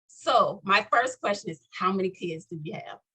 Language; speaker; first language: English; native; English